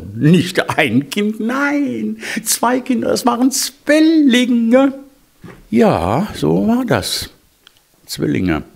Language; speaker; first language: German; native; German